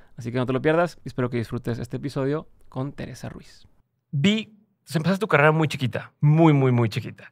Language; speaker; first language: Spanish; native; Spanish